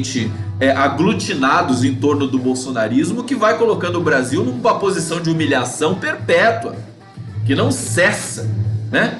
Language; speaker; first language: Portuguese; native; Portuguese